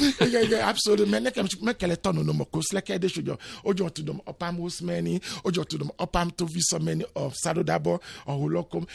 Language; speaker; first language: Hungarian; non-native, learner; Yoruba